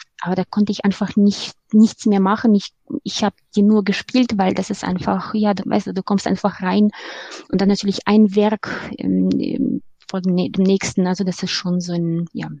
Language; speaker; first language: German; non-native, fluent; Russian